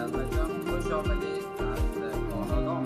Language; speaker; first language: Persian; native; Persian